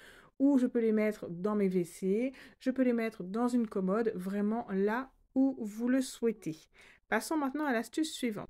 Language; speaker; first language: French; native; French